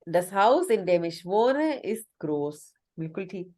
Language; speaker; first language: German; non-native, fluent; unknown